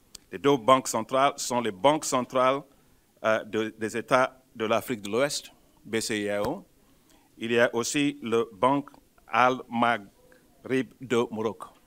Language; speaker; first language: French; non-native, fluent; Yoruba